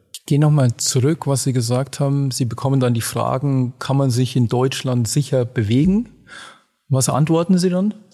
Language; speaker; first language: German; native; German